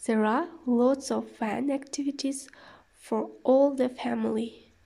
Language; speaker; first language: English; non-native, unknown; Kazakh